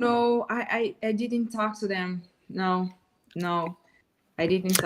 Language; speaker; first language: English; non-native, learner; Portuguese